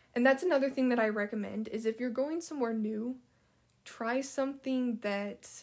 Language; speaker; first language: English; native; English